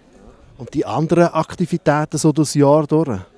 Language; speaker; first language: German; native; German